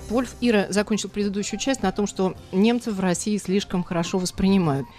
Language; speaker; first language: Russian; native; Russian